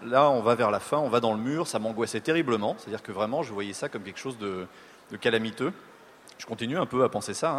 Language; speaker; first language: French; native; French